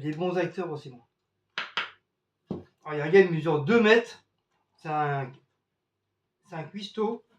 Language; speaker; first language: French; native; French